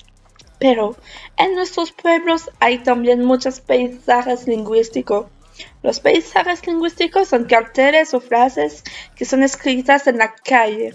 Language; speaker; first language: Spanish; non-native, learner; French